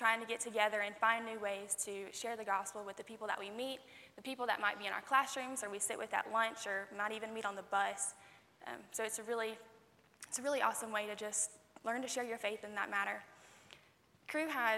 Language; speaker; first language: English; native; English